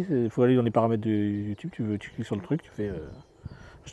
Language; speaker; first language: French; native; French